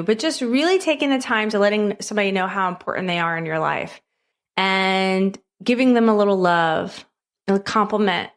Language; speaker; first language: English; native; English